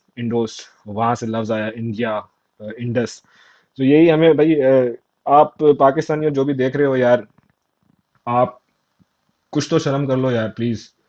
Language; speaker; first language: Urdu; non-native, local second language; Sindhi